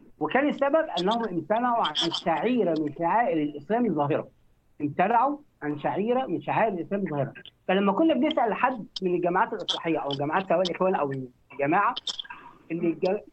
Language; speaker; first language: Arabic; native; Arabic